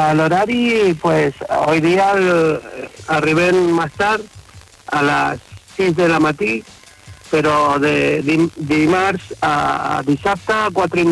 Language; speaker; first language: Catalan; non-native, local second language; Spanish